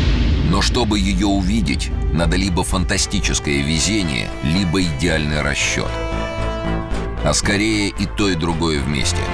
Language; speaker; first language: Russian; native; Russian